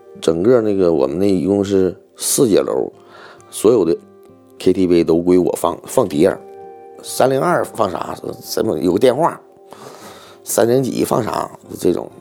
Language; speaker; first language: Chinese; native; Chinese